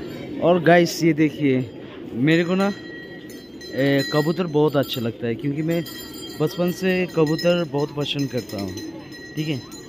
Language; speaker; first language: Hindi; non-native, local second language; Nepali